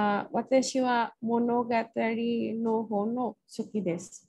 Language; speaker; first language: Japanese; non-native, learner; Bangla